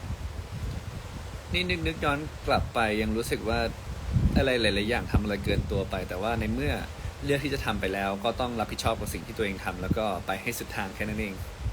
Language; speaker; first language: Thai; native; Thai